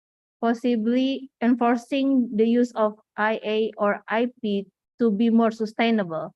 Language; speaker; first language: English; non-native, fluent; Indonesian